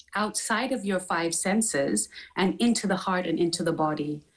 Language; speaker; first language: English; native; English